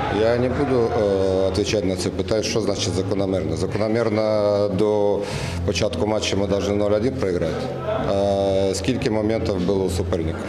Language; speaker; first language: Ukrainian; non-native, learner; Russian